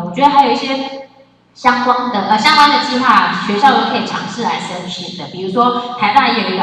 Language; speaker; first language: Chinese; native; Chinese